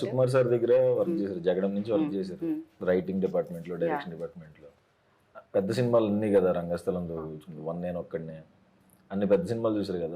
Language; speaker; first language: Telugu; native; Telugu